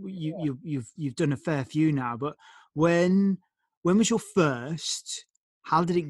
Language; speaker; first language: English; native; English